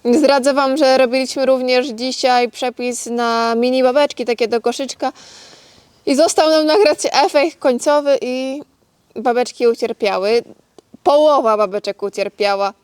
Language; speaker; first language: Polish; native; Polish